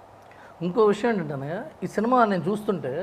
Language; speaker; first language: Telugu; native; Telugu